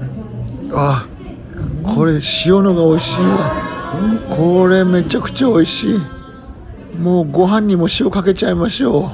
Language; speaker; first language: Japanese; native; Japanese